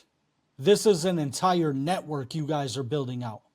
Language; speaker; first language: English; native; English